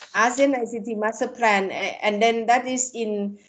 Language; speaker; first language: English; non-native, fluent; Thai